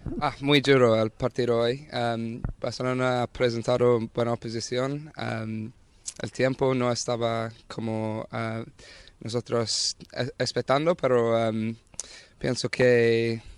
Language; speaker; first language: Spanish; non-native, learner; English